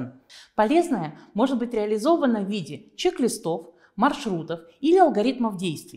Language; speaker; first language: Russian; native; Russian